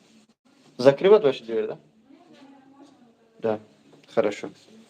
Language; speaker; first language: Russian; non-native, learner; Tajik